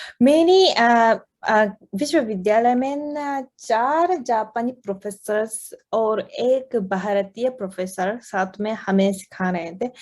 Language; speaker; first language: Hindi; non-native, fluent; Japanese